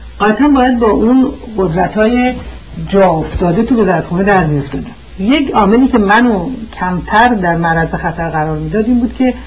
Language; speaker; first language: Persian; early bilingual, heritage; Persian